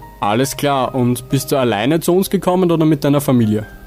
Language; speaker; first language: German; native; German